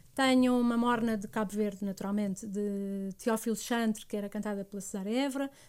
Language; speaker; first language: Portuguese; native; Portuguese